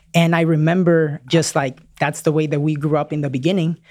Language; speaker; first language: English; early bilingual, other home language; Spanish